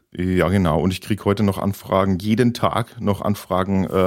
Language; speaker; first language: German; native; German